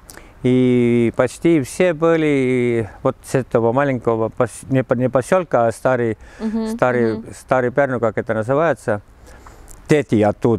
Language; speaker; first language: Russian; non-native, learner; Estonian